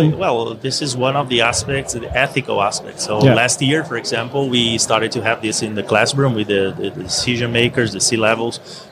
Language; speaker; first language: English; non-native, fluent; Portuguese